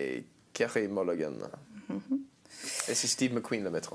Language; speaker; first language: French; non-native, learner; English